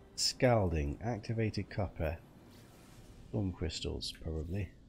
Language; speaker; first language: English; native; English